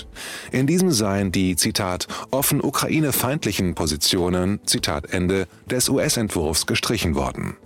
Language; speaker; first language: German; native; German